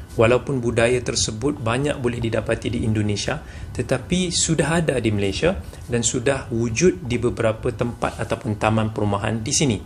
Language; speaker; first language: Malay; native; Malay